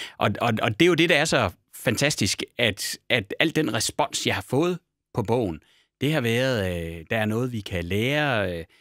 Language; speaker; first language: Danish; native; Danish